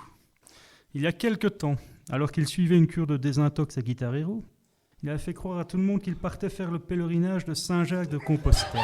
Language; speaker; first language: French; native; French